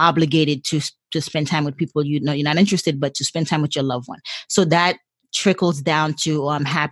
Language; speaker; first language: English; non-native, fluent; Haitian Creole